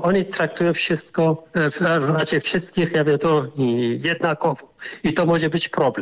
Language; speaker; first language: Polish; non-native, fluent; Arabic